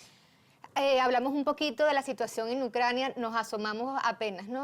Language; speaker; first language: Spanish; native; Spanish